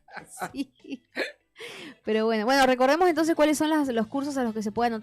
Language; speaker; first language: Spanish; native; Spanish